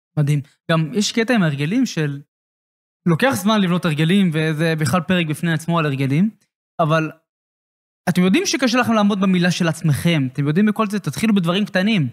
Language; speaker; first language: Hebrew; native; Hebrew